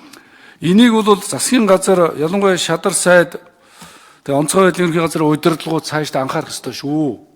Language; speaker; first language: Mongolian; native; Mongolian